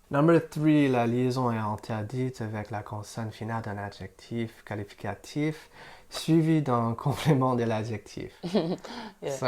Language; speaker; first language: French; non-native, fluent; English